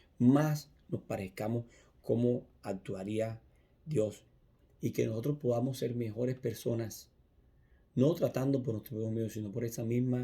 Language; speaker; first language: Spanish; native; Spanish